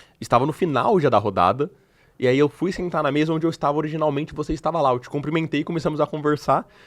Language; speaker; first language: Portuguese; native; Portuguese